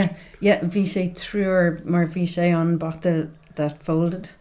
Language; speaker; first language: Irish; non-native, local second language; English